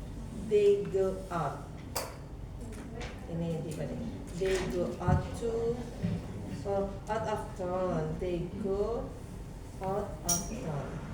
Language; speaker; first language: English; non-native, learner; Indonesian